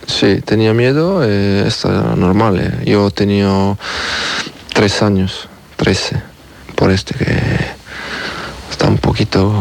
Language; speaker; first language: Spanish; non-native, learner; French